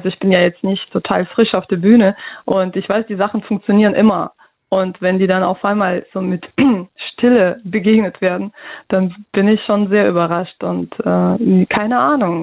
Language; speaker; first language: German; early bilingual, other home language; Russian